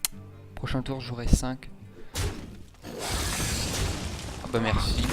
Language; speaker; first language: French; native; French